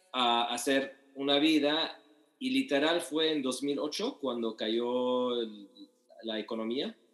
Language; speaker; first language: Spanish; non-native, fluent; Arabic